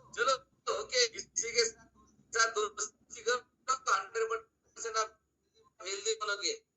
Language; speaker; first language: Hindi; non-native, local second language; Marathi